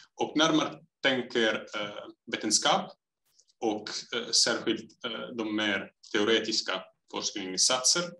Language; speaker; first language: Swedish; non-native, fluent; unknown